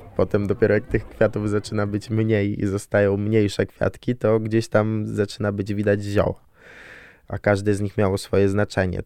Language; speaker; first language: Polish; native; Polish